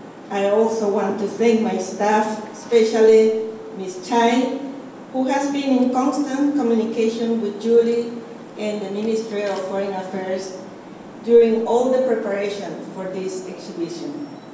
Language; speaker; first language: English; non-native, fluent; Spanish